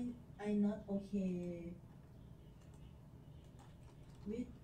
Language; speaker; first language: English; non-native, learner; Thai